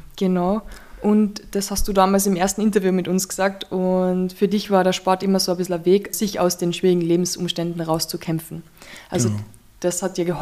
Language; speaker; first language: German; native; German